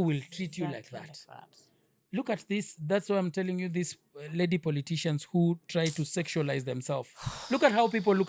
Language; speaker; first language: English; non-native, local second language; Swahili